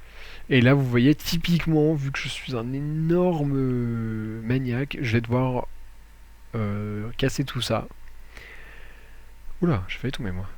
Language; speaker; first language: French; native; French